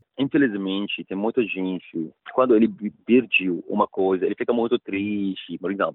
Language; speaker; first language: Portuguese; non-native, learner; Arabic